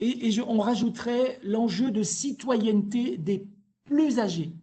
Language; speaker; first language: French; native; French